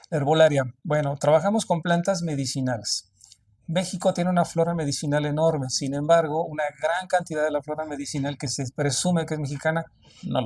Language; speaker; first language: Spanish; native; Spanish